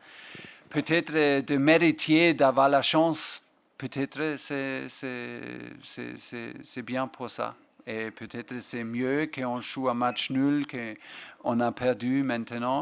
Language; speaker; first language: French; non-native, fluent; German